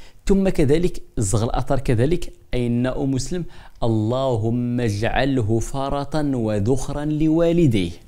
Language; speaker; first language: Arabic; non-native, local second language; Berber languages